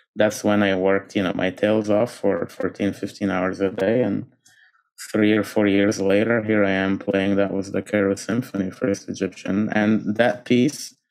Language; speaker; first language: English; non-native, fluent; Arabic